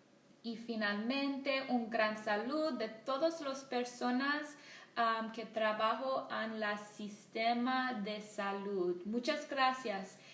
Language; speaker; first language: Spanish; non-native, learner; English